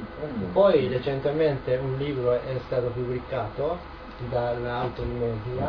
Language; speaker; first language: Italian; non-native, learner; Japanese